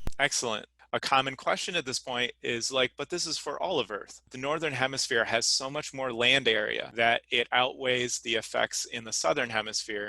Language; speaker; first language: English; native; English